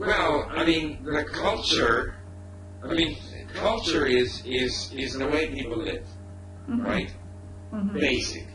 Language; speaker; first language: English; non-native, fluent; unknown